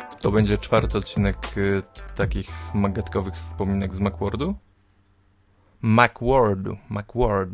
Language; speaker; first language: Polish; native; Polish